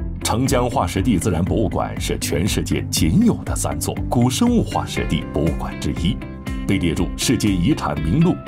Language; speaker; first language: Chinese; native; Chinese